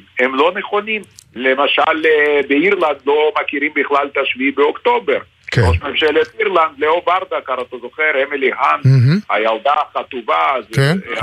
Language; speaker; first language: Hebrew; non-native, fluent; Lithuanian